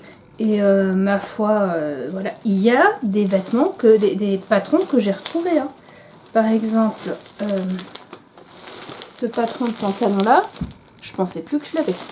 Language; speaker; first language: French; native; French